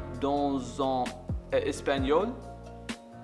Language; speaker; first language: French; non-native, learner; English